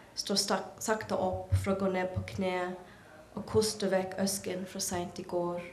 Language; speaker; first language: Norwegian; non-native, fluent; English